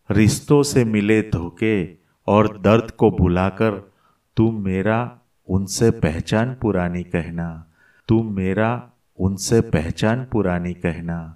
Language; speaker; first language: Hindi; non-native, local second language; Gujarati